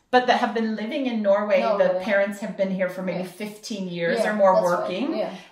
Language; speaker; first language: English; native; English